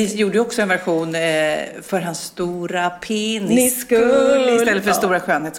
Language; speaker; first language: Swedish; native; Swedish